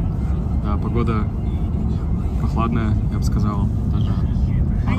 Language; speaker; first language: Russian; native; Russian